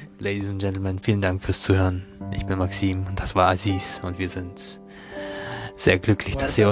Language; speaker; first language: German; non-native, learner; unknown